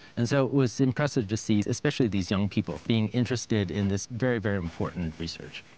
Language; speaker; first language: English; native; English